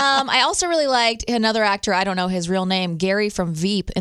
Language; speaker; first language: English; native; English